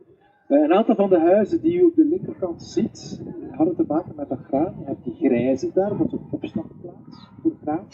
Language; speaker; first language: Dutch; native; Dutch